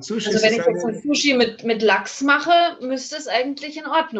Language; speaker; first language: German; native; German